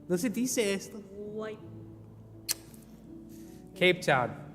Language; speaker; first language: Spanish; non-native, learner; English